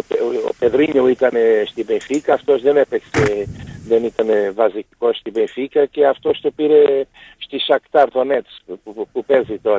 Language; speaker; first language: Greek; non-native, learner; Portuguese